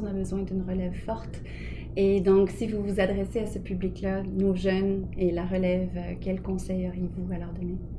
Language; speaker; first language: French; native; French